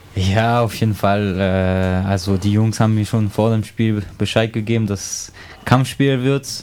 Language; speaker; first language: German; non-native, fluent; French